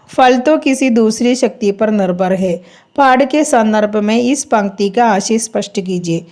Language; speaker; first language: Hindi; non-native, local second language; Malayalam